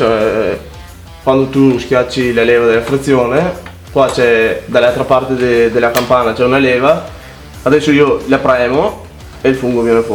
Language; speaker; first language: Italian; native; Italian